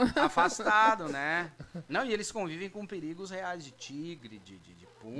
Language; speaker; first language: Portuguese; native; Portuguese